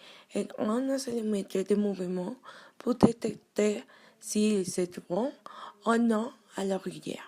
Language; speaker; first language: French; non-native, learner; Spanish